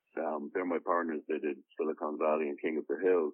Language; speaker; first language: English; native; English